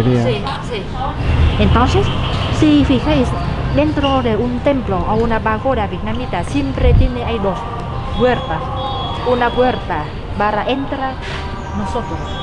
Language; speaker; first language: Spanish; non-native, learner; Vietnamese